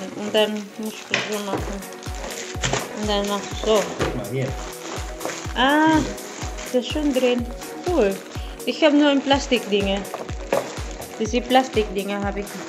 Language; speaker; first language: German; non-native, learner; Filipino